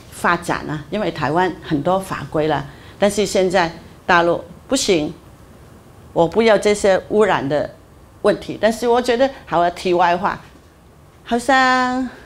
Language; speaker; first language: Chinese; non-native, fluent; Cantonese